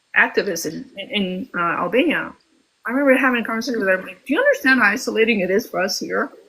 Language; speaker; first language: English; early bilingual, other home language; Albanian